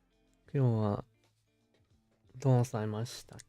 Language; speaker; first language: Japanese; non-native, fluent; English